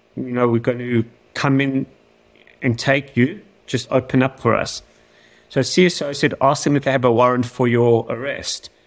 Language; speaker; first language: English; native; English